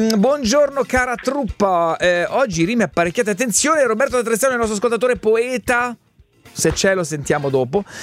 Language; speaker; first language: Italian; native; Italian